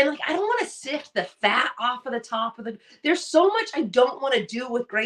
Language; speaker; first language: English; native; English